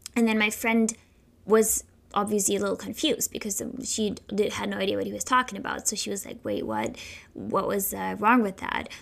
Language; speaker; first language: English; non-native, fluent; German